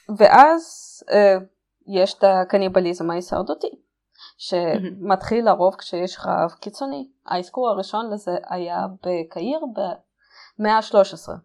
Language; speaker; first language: Hebrew; native; Hebrew